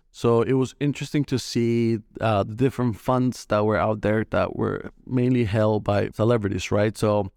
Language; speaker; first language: English; non-native, fluent; Spanish